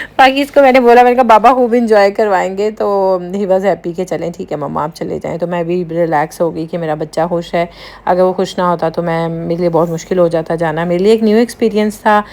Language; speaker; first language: Urdu; native; Urdu